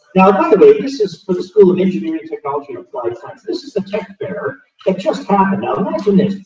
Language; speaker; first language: English; native; English